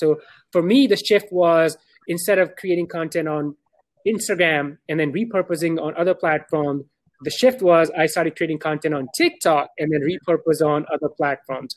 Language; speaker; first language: English; non-native, local second language; Urdu